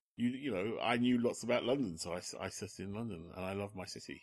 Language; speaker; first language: English; native; English